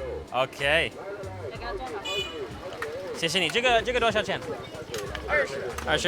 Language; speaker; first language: Chinese; non-native, fluent; English